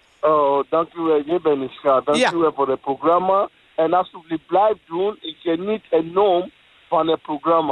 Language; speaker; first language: Dutch; non-native, fluent; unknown